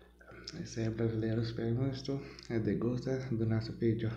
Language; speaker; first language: Portuguese; non-native, learner; Spanish